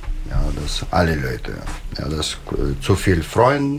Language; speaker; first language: German; non-native, learner; Russian